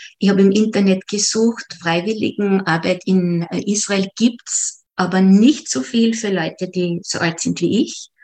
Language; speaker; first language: German; native; German